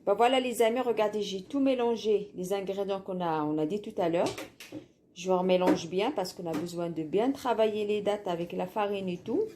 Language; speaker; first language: French; non-native, local second language; Arabic